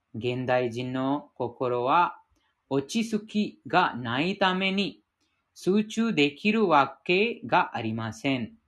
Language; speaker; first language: Japanese; non-native, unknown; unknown